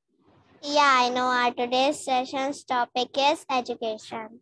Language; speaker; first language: English; non-native, learner; Hindi